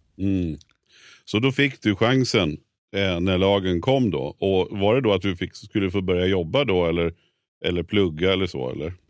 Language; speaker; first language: Swedish; native; Swedish